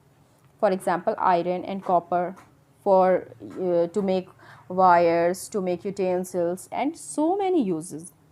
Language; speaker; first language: English; non-native, local second language; Hindi